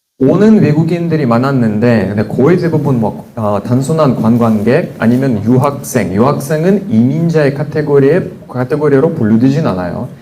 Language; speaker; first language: Korean; non-native, fluent; Russian